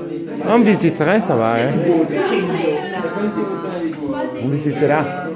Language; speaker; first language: French; non-native, fluent; Italian